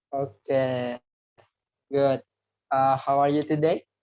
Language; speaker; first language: English; non-native, learner; Indonesian